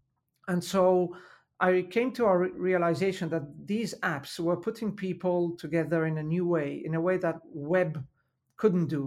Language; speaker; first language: English; non-native, fluent; Italian